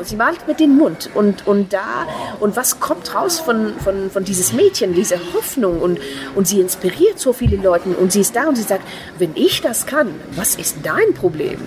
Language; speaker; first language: German; non-native, fluent; Persian